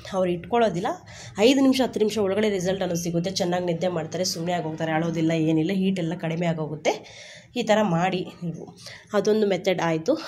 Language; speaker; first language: Kannada; non-native, local second language; Telugu